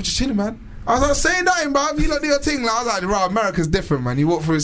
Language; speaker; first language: English; native; English